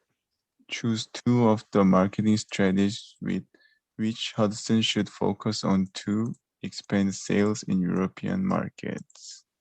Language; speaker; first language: English; non-native, learner; Korean